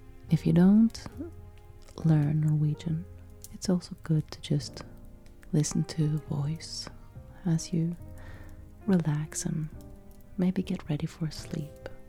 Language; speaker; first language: English; non-native, fluent; Norwegian